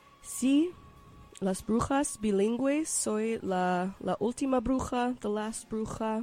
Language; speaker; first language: Spanish; non-native, learner; English